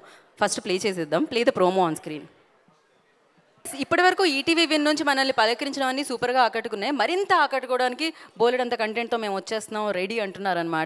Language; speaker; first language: Telugu; native; Telugu